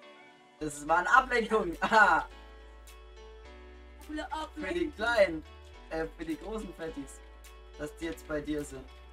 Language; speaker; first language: German; native; German